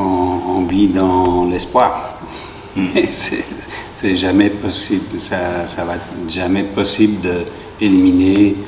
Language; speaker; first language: French; non-native, fluent; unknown